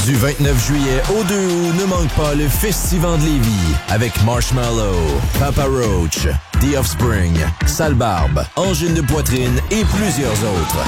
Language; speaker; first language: French; native; French